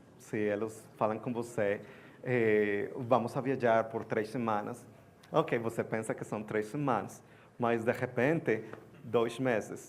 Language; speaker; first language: Portuguese; non-native, learner; Spanish